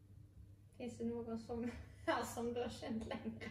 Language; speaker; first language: Swedish; native; Swedish